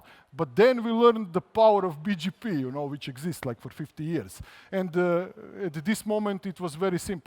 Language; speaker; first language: English; non-native, fluent; Croatian